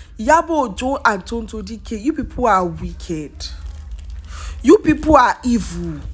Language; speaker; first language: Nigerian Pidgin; non-native, local second language; Yoruba